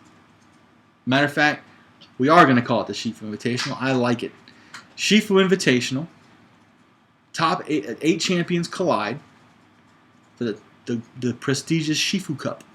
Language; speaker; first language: English; native; English